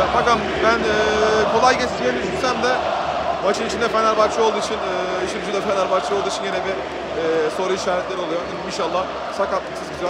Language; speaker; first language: Turkish; native; Turkish